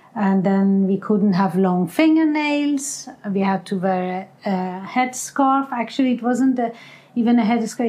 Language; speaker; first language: English; non-native, fluent; Persian